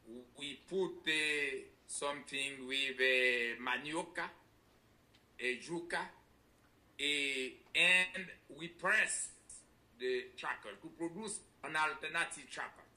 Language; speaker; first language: English; non-native, learner; Haitian Creole